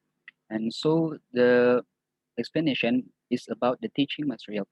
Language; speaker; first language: English; non-native, fluent; Indonesian